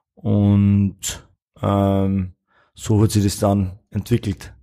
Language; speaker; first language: German; native; German